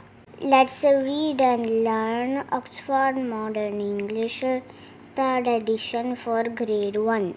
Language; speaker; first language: English; non-native, local second language; Urdu